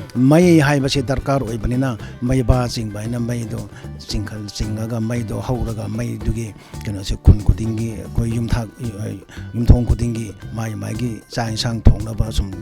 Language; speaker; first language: Manipuri; non-native, local second language; Rongmei Naga